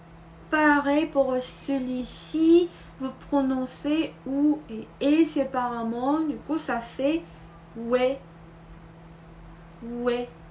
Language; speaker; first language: French; non-native, fluent; Korean